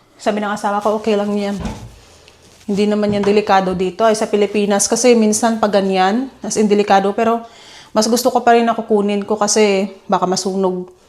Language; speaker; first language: Filipino; native; Filipino